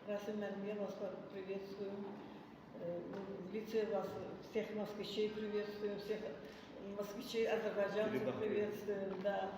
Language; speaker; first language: Russian; non-native, local second language; Azerbaijani